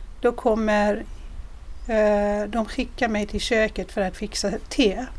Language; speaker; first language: Swedish; non-native, fluent; Persian